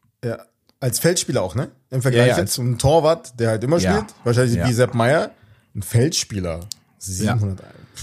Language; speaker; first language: German; native; German